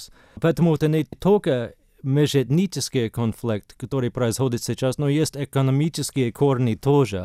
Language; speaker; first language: Russian; non-native, fluent; English